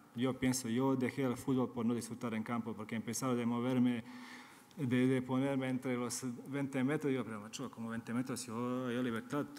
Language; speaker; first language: Spanish; non-native, fluent; Serbian